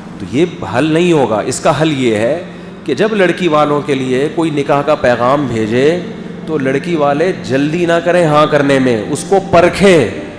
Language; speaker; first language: Urdu; native; Urdu